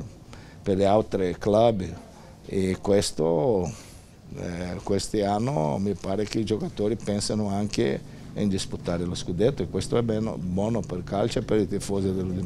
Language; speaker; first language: Italian; non-native, fluent; Portuguese